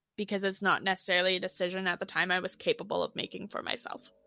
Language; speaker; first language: English; native; English